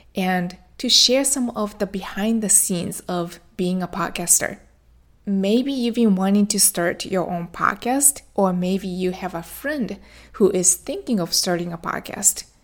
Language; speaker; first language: English; non-native, fluent; Japanese